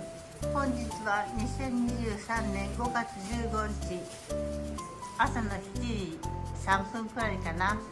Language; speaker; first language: Japanese; native; Japanese